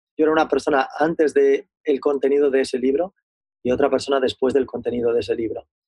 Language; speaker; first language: Spanish; native; Spanish